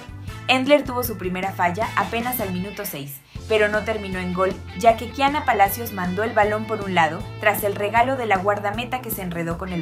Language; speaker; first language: Spanish; native; Spanish